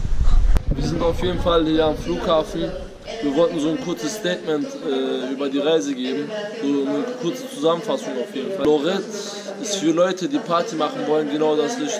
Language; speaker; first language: German; early bilingual, other home language; Turkish